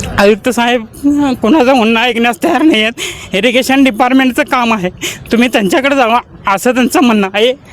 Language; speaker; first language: Marathi; native; Marathi